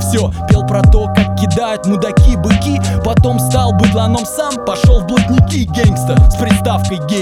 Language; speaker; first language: Russian; native; Russian